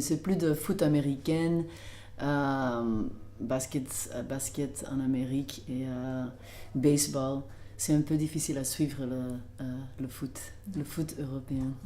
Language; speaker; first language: French; non-native, local second language; Dutch